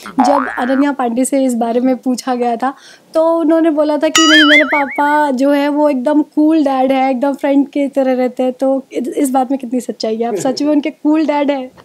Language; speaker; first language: Hindi; native; Hindi